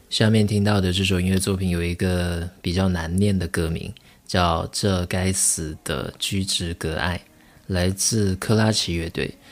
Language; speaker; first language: Chinese; non-native, local second language; Min Nan Chinese